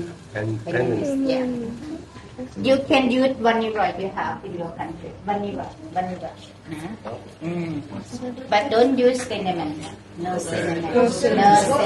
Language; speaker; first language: English; non-native, learner; Thai